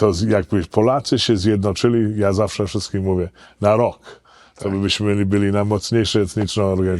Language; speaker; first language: Polish; early bilingual, heritage; Polish